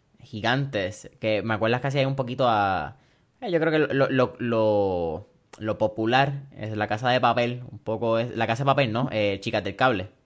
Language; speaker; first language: Spanish; early bilingual, heritage; Spanish